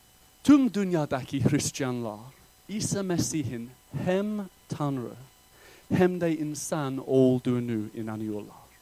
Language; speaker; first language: Turkish; non-native, fluent; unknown